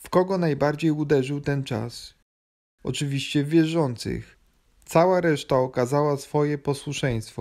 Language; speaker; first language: Polish; native; Polish